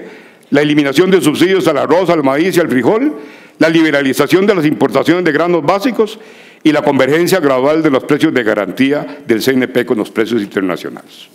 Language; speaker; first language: Spanish; native; Spanish